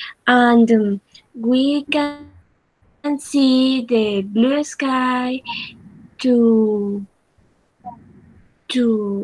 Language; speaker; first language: English; non-native, learner; Spanish